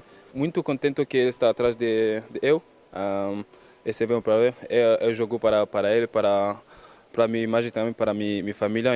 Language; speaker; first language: Portuguese; early bilingual, heritage; French